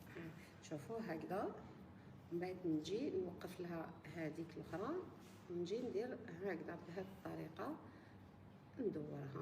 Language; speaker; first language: Arabic; native; Arabic